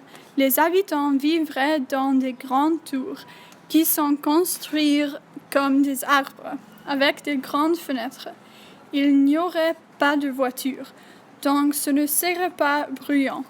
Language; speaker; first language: French; non-native, learner; English